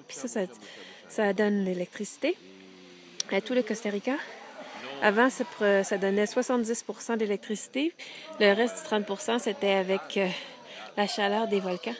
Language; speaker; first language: French; native; French